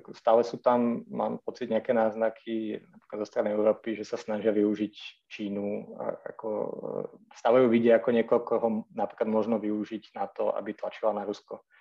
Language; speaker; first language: Slovak; native; Slovak